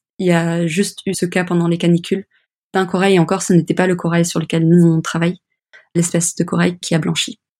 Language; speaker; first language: French; early bilingual, other home language; English